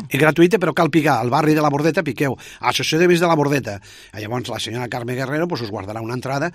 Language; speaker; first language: Catalan; native; Catalan